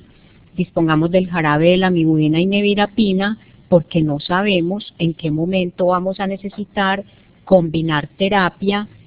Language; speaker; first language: Spanish; native; Spanish